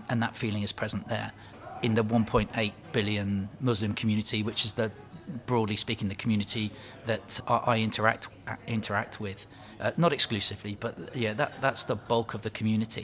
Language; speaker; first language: English; native; English